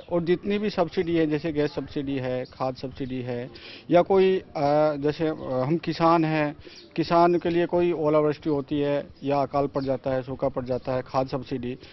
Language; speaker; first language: Hindi; native; Hindi